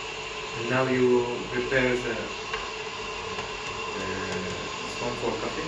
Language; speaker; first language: English; non-native, learner; Turkish